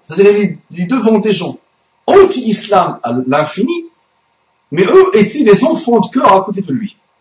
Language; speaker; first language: French; non-native, fluent; Arabic